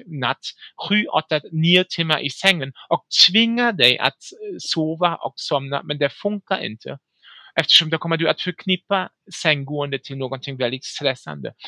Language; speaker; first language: Swedish; non-native, fluent; German